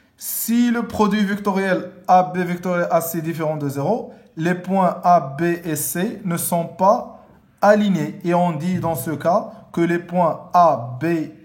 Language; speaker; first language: French; non-native, local second language; Arabic